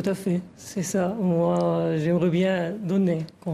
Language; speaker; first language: French; non-native, fluent; Arabic